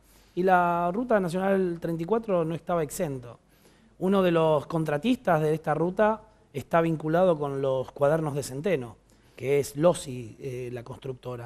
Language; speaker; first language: Spanish; native; Spanish